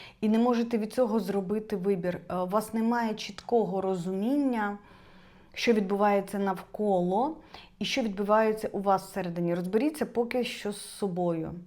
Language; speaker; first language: Ukrainian; non-native, local second language; Russian